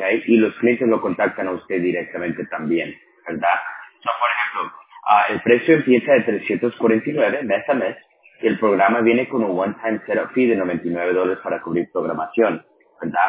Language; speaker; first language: Spanish; early bilingual, other home language; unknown